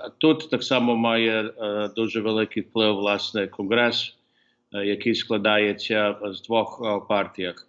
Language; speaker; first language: Ukrainian; early bilingual, heritage; Ukrainian